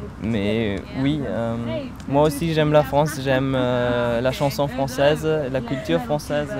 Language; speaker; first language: French; non-native, fluent; German